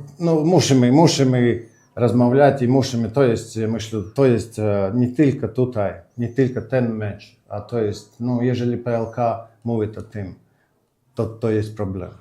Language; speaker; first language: Polish; non-native, learner; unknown